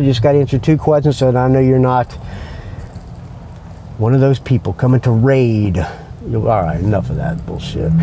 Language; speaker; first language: English; native; English